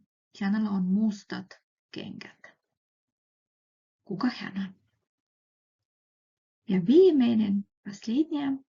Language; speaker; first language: Finnish; non-native, fluent; Russian